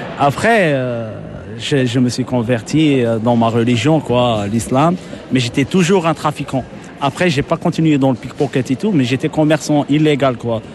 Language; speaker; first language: French; non-native, local second language; Arabic